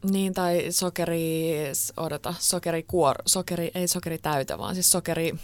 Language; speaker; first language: Finnish; native; Finnish